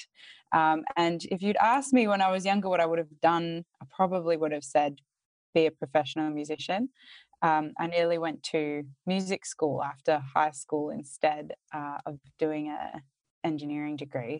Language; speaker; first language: English; native; English